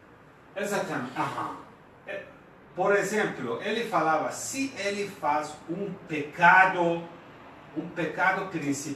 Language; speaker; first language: Portuguese; non-native, fluent; Persian